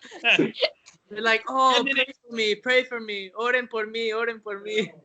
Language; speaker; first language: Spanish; non-native, fluent; English